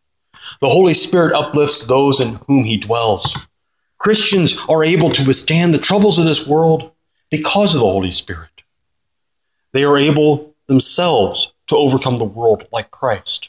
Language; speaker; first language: English; native; English